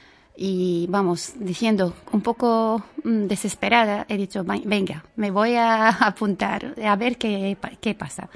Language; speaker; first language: Spanish; non-native, fluent; Arabic